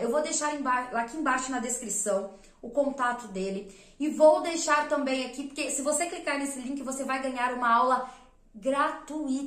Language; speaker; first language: Portuguese; native; Portuguese